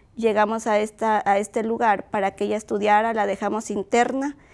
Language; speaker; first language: Spanish; native; Spanish